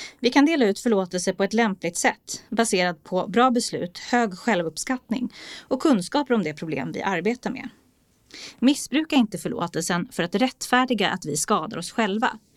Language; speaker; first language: Swedish; native; Swedish